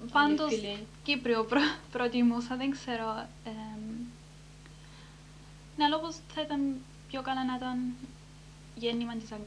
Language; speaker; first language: Greek; early bilingual, heritage; Greek